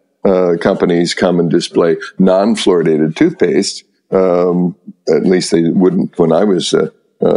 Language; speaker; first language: English; native; English